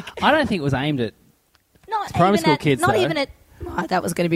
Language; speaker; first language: English; native; English